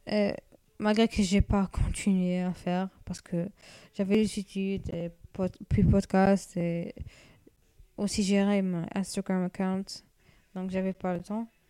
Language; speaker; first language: French; non-native, learner; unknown